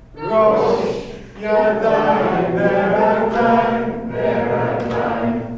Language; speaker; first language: Hebrew; non-native, fluent; English